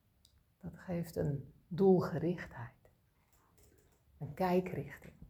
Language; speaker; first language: Dutch; native; Dutch